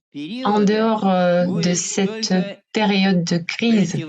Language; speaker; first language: French; non-native, fluent; Russian